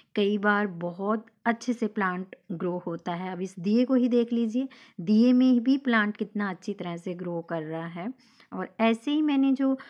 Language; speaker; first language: Hindi; native; Hindi